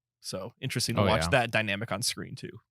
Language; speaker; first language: English; native; English